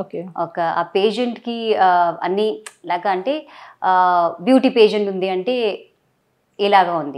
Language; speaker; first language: Telugu; non-native, local second language; Hindi